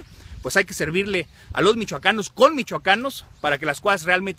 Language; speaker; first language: Spanish; native; Spanish